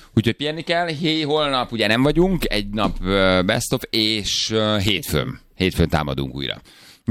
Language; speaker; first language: Hungarian; native; Hungarian